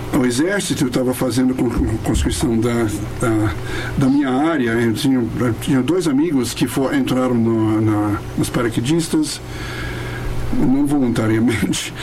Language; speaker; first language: Portuguese; non-native, fluent; English